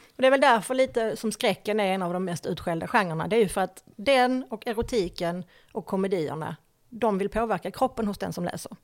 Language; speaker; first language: Swedish; native; Swedish